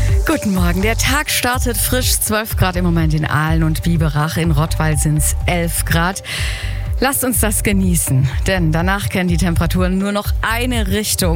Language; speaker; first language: German; native; German